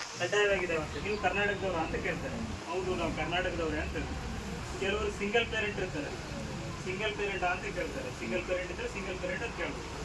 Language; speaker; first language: Kannada; native; Kannada